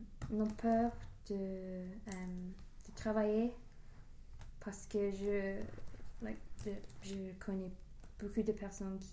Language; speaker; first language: French; non-native, learner; English